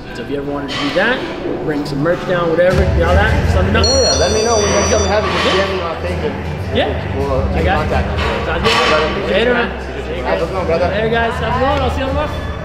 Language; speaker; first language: English; native; English